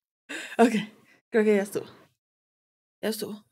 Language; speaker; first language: Spanish; native; Spanish